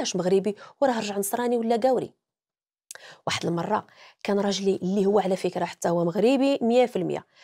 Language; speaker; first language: Arabic; native; Arabic